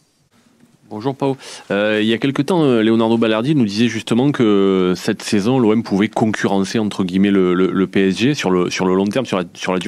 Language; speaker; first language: French; native; French